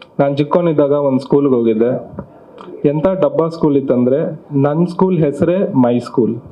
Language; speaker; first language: Kannada; non-native, local second language; Marwari